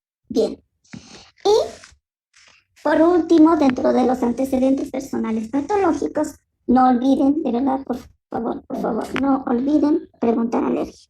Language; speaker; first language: Spanish; native; Spanish